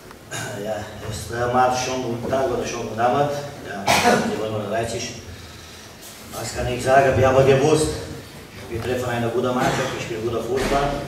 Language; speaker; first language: German; non-native, fluent; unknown